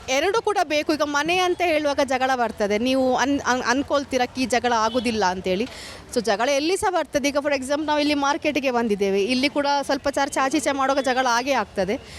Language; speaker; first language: Kannada; non-native, local second language; Tulu